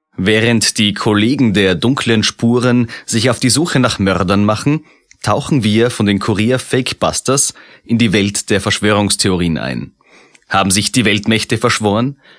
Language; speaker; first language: German; native; German